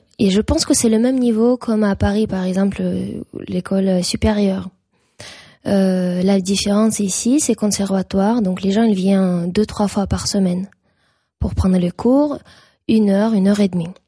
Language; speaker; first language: French; non-native, fluent; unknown